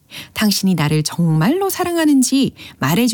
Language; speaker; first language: Korean; native; Korean